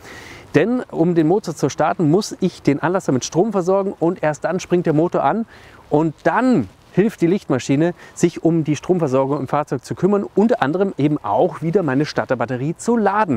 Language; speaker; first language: German; native; German